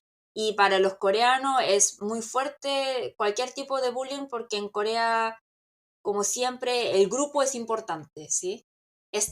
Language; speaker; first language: Spanish; non-native, local second language; Korean